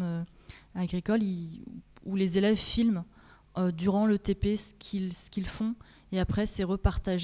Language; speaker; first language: French; native; French